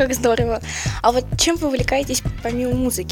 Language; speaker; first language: Russian; native; Russian